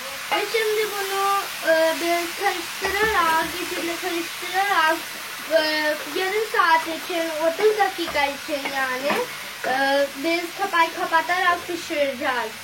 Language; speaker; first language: Turkish; non-native, learner; Urdu